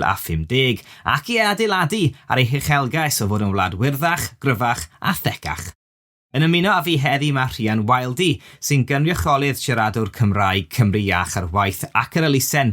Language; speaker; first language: Welsh; native; Welsh